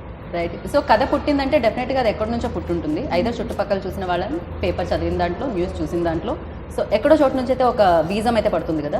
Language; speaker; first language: Telugu; native; Telugu